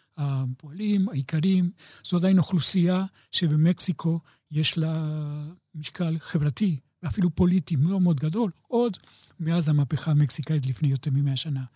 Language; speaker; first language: Hebrew; native; Hebrew